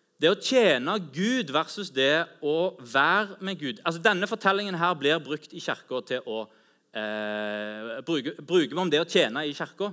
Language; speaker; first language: Norwegian; native; Norwegian